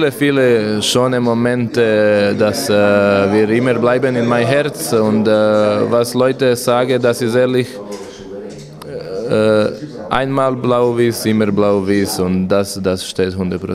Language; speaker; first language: German; non-native, learner; Croatian